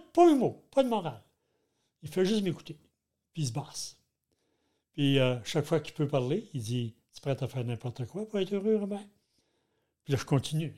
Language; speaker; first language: French; native; French